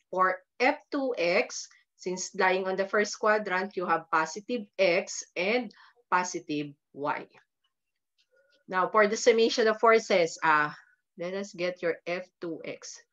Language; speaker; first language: English; non-native, local second language; Filipino